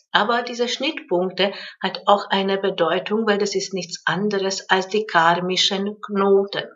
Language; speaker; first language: German; non-native, fluent; Hungarian